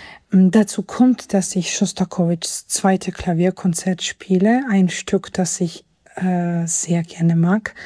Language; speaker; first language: German; non-native, fluent; Georgian